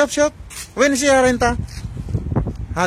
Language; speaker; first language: Arabic; non-native, learner; Filipino